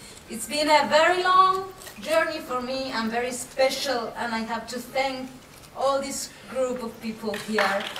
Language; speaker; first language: English; non-native, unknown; Spanish